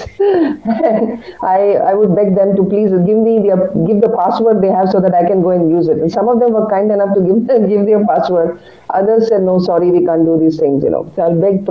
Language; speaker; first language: English; non-native, local second language; Kannada